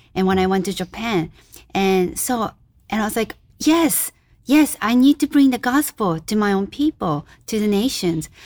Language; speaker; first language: English; non-native, fluent; Japanese